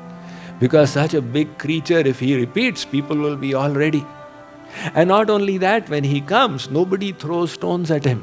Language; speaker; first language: English; non-native, local second language; Hindi